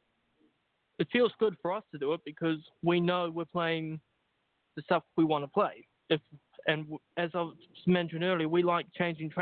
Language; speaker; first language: English; native; English